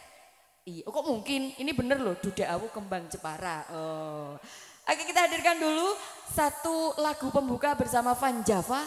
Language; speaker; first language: Indonesian; non-native, local second language; Javanese